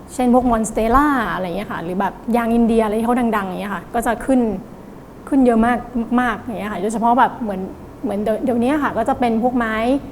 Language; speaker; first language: Thai; native; Thai